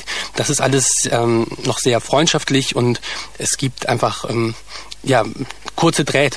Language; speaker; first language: German; native; German